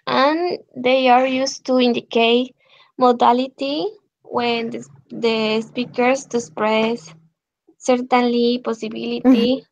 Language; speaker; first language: English; non-native, learner; Spanish